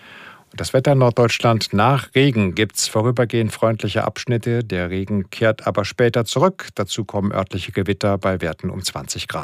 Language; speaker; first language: German; native; German